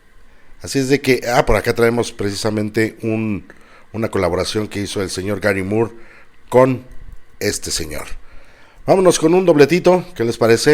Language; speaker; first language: Spanish; native; Spanish